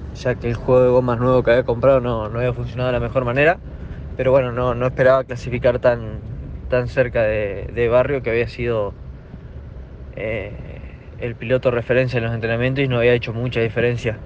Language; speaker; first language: Spanish; native; Spanish